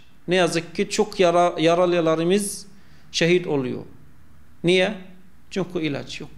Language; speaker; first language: Turkish; non-native, fluent; Arabic